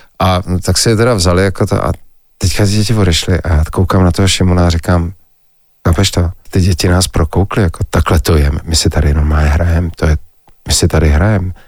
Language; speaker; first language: Czech; native; Czech